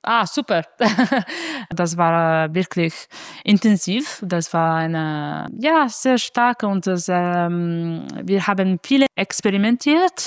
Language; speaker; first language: German; non-native, fluent; Italian